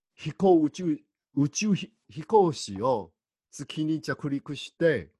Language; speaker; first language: Japanese; non-native, learner; Chinese